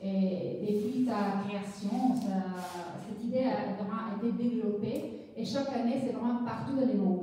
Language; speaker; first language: French; non-native, fluent; Italian